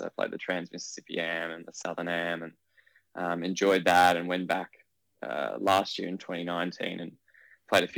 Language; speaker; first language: English; native; English